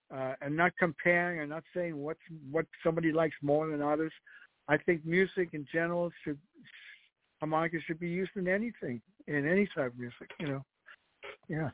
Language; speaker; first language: English; non-native, fluent; Danish